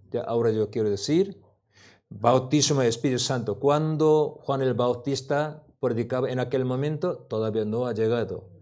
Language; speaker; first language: Spanish; non-native, learner; Korean